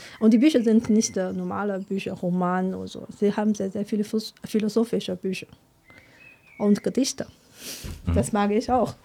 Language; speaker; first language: German; non-native, fluent; Chinese